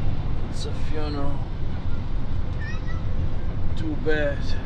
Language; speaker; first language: English; non-native, learner; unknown